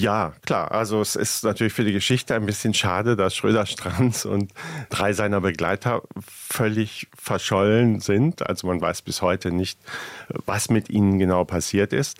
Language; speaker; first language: German; native; German